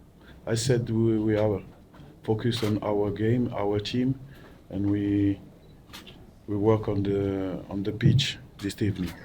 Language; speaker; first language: English; non-native, learner; French